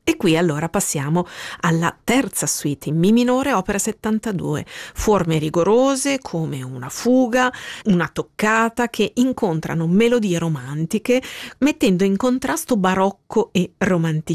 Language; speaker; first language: Italian; native; Italian